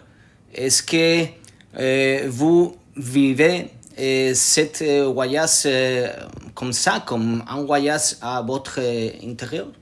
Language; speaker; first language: French; non-native, learner; Spanish